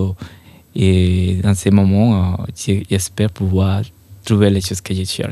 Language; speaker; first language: French; non-native, fluent; Spanish